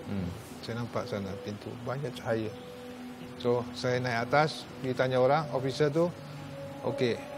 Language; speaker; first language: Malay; non-native, local second language; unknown